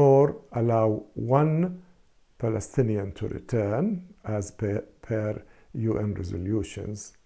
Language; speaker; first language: English; non-native, fluent; Arabic